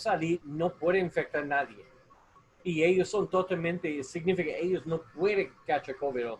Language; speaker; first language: Spanish; non-native, learner; English